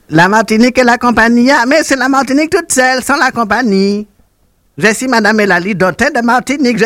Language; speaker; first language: French; native; French